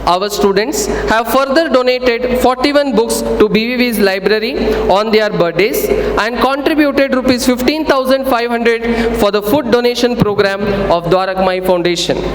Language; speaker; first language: English; non-native, local second language; Kannada